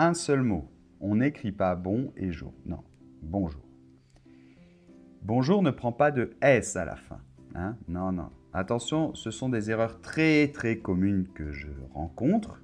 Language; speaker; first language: French; native; French